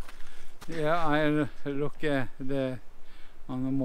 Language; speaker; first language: English; non-native, learner; Norwegian